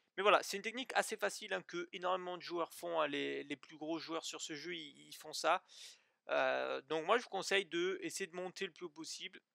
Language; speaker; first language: French; native; French